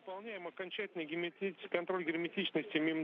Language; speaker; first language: Russian; native; Russian